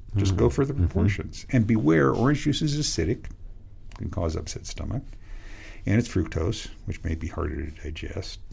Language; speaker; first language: English; native; English